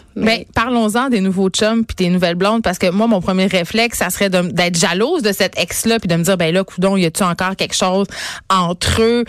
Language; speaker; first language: French; native; French